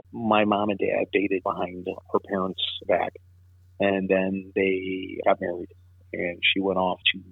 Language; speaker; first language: English; native; English